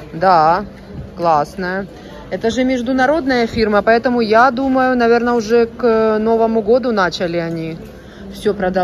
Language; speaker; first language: Russian; native; Russian